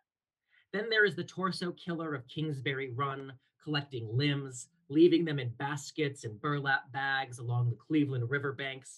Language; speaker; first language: English; native; English